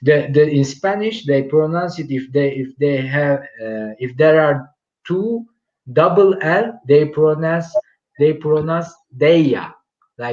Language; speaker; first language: English; non-native, fluent; Turkish